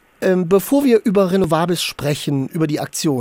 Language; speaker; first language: German; native; German